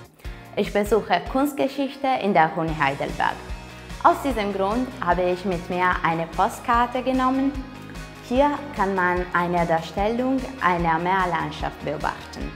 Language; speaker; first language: German; non-native, fluent; Italian